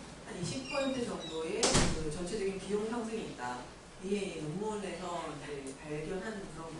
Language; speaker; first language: Korean; native; Korean